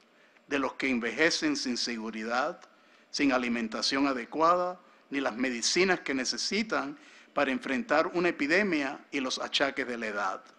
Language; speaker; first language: Spanish; native; Spanish